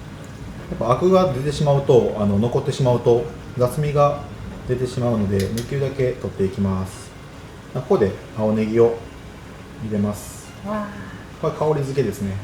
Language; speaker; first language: Japanese; native; Japanese